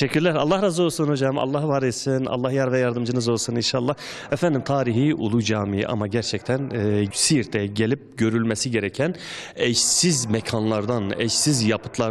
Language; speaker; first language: Turkish; native; Turkish